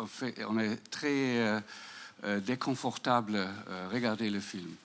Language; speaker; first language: French; non-native, fluent; German